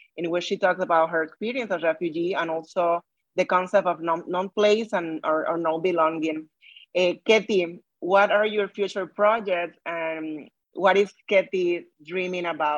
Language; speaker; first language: English; non-native, local second language; Spanish